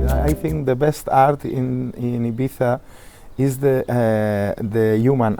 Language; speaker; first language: English; non-native, learner; Spanish